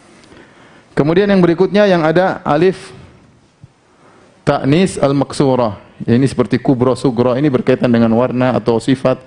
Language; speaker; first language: Indonesian; native; Indonesian